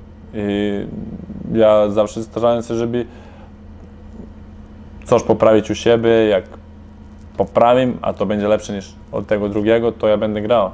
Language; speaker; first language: Polish; non-native, fluent; Serbian